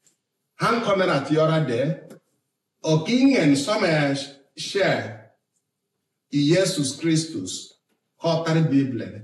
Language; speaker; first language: Swedish; non-native, fluent; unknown